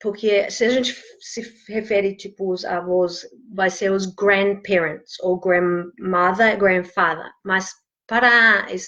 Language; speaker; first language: Portuguese; non-native, fluent; English